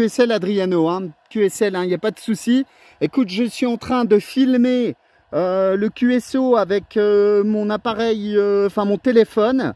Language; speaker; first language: French; native; French